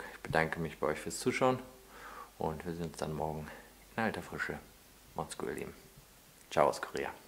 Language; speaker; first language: German; native; German